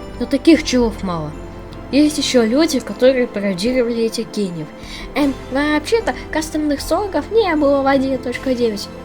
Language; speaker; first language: Russian; native; Russian